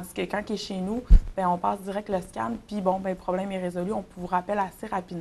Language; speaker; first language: French; native; French